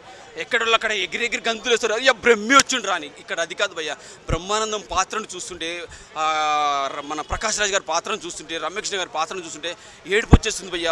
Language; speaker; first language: Telugu; native; Telugu